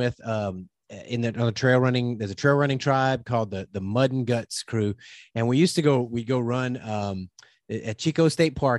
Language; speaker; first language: English; native; English